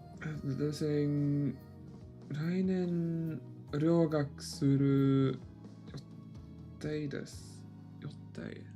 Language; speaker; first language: Japanese; non-native, learner; English